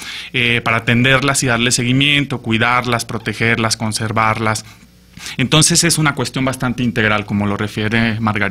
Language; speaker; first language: Spanish; native; Spanish